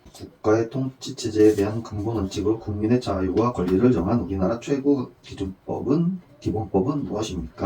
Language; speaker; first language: Korean; native; Korean